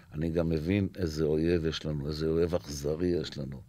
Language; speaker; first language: Hebrew; native; Hebrew